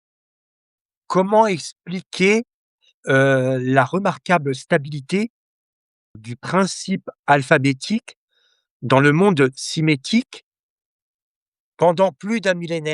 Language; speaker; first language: French; native; French